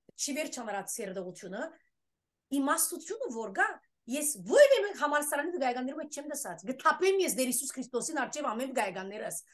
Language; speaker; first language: Armenian; early bilingual, heritage; Armenian